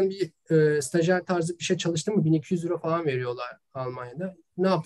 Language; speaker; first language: Turkish; native; Turkish